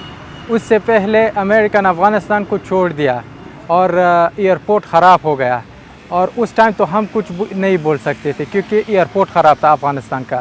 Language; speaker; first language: Hindi; non-native, fluent; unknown